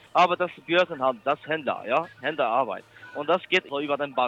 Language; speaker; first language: German; non-native, learner; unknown